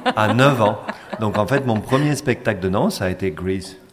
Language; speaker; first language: French; non-native, fluent; Spanish